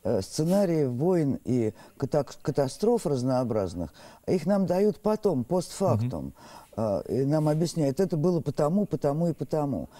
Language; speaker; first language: Russian; native; Russian